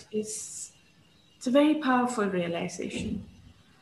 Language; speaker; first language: English; non-native, local second language; Bangla